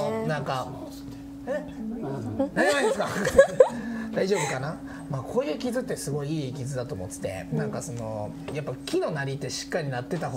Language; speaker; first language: Japanese; native; Japanese